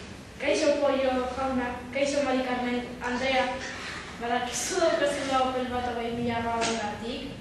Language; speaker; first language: Basque; non-native, local second language; Spanish